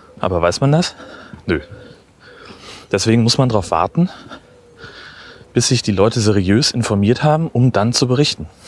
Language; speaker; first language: German; native; German